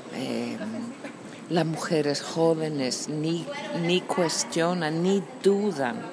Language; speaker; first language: Spanish; non-native, fluent; Icelandic